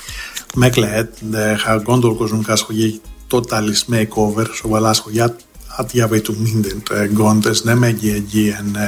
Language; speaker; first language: Hungarian; non-native, learner; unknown